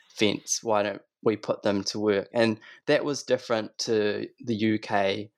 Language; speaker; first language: English; native; English